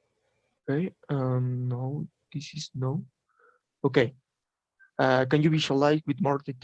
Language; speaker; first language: English; non-native, learner; Spanish